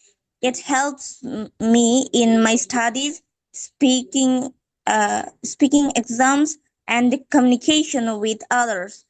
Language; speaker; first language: English; non-native, fluent; Bangla